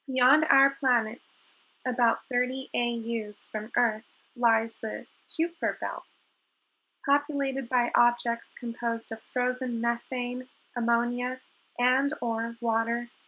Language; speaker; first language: English; native; English